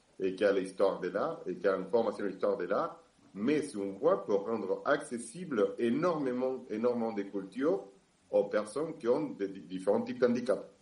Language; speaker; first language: French; non-native, fluent; Spanish